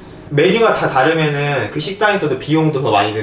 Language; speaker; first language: Korean; native; Korean